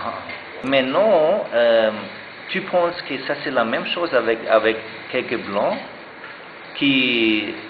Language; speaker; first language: French; non-native, learner; German